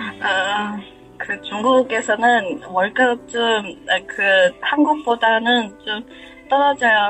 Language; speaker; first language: Korean; non-native, learner; Chinese